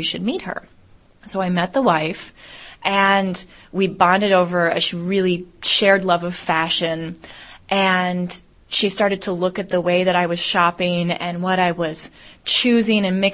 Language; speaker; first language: English; native; English